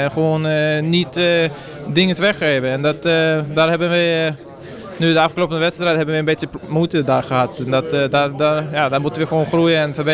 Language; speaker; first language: Dutch; non-native, fluent; Swedish